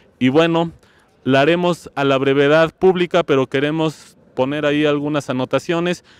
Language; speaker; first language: Spanish; native; Spanish